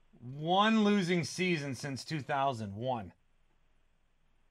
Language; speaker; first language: English; native; English